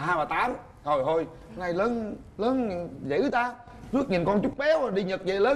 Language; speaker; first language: Vietnamese; native; Vietnamese